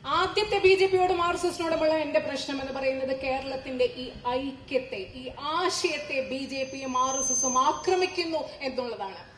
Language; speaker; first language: Malayalam; native; Malayalam